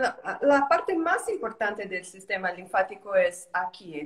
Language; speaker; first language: Spanish; non-native, learner; Portuguese